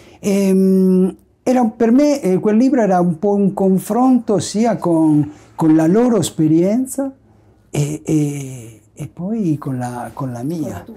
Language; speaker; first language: Italian; non-native, fluent; Spanish